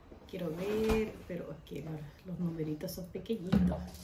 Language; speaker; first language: Spanish; native; Spanish